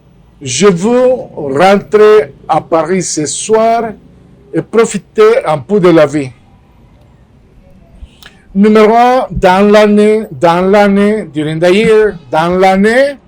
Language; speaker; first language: French; non-native, fluent; Spanish